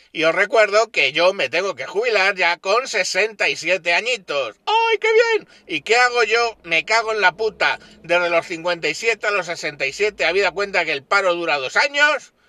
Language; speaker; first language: Spanish; native; Spanish